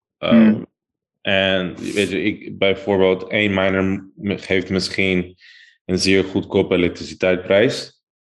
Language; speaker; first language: Dutch; non-native, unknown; Spanish